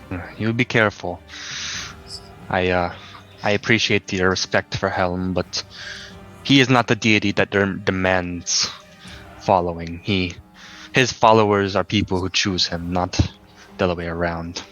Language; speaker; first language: English; native; English